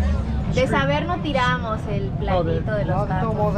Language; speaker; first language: Spanish; native; Spanish